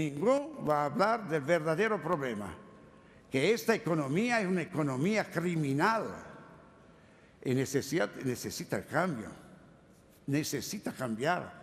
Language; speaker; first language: Spanish; non-native, learner; Italian